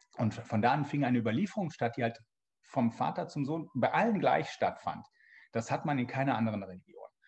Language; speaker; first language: German; native; German